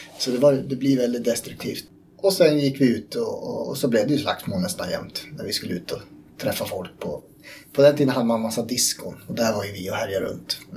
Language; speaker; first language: Swedish; native; Swedish